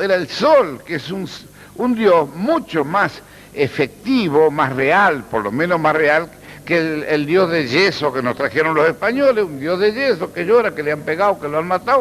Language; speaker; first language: Spanish; native; Spanish